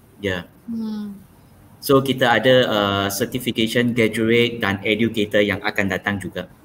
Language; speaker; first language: Malay; non-native, local second language; Chinese